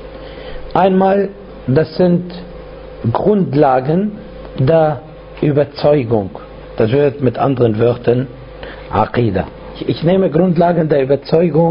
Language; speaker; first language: German; non-native, fluent; Arabic